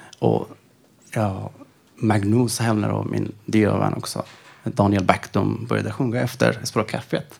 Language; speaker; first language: Swedish; non-native, fluent; Persian